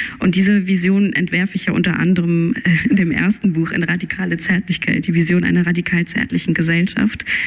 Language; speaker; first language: German; early bilingual, other home language; Turkish